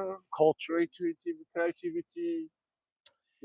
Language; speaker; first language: English; non-native, learner; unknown